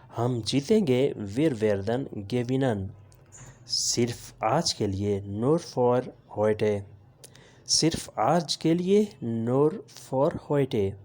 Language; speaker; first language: Urdu; native; Urdu